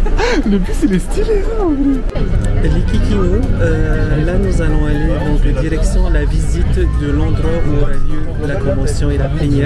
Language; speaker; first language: French; native; French